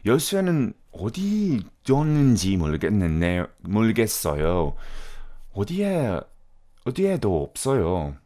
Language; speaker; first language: Korean; non-native, fluent; English